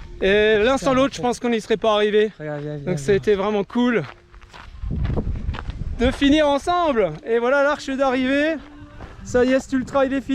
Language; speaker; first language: French; native; French